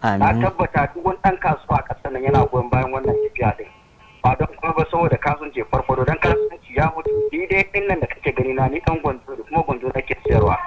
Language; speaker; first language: Hausa; native; Hausa